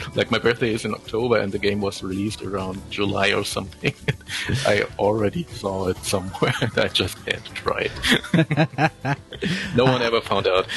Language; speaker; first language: English; non-native, fluent; German